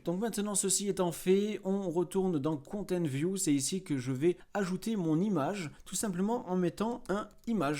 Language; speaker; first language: French; native; French